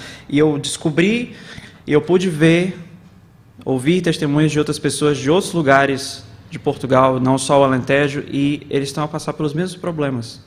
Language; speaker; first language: Portuguese; native; Portuguese